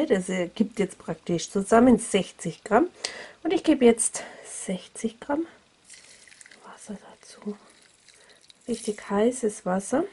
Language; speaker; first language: German; native; German